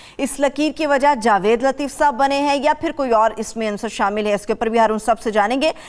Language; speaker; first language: Urdu; native; Urdu